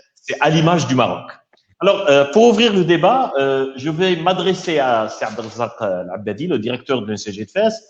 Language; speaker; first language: French; non-native, local second language; Arabic